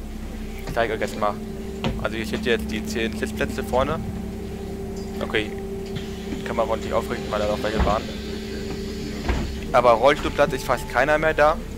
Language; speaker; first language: German; native; German